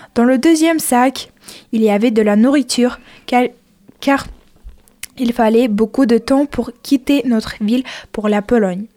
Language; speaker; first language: French; non-native, fluent; Ukrainian